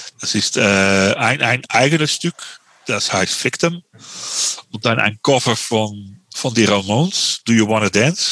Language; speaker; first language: German; non-native, learner; Dutch